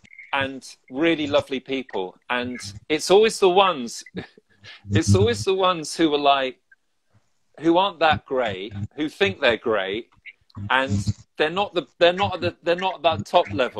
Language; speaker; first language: English; native; English